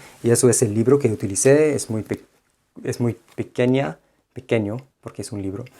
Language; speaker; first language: Spanish; non-native, fluent; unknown